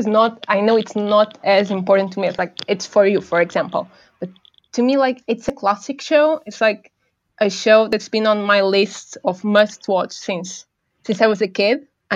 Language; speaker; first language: English; non-native, fluent; Portuguese